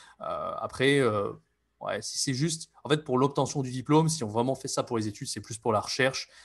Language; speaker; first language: French; native; French